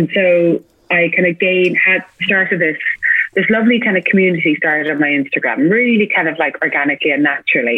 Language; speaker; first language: English; native; English